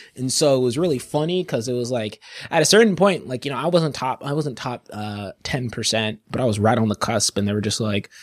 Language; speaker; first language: English; native; English